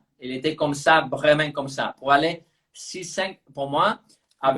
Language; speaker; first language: French; non-native, fluent; Spanish